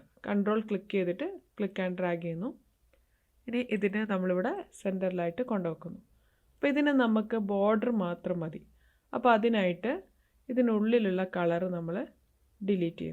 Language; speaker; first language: Malayalam; native; Malayalam